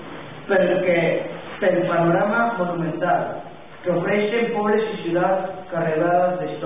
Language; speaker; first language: Catalan; non-native, learner; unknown